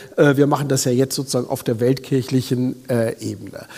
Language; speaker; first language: German; native; German